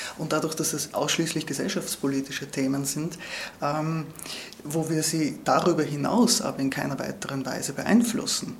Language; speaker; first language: German; native; German